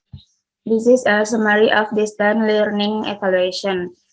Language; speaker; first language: English; non-native, learner; Indonesian